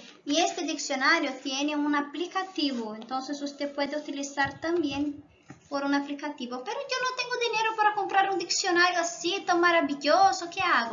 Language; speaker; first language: Spanish; non-native, local second language; Portuguese